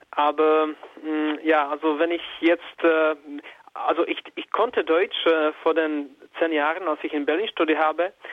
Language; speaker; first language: German; non-native, fluent; Czech